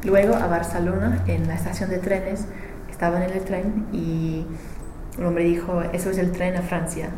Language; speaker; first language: Spanish; non-native, learner; English